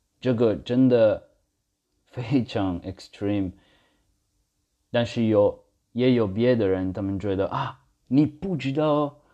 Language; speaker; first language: Chinese; non-native, learner; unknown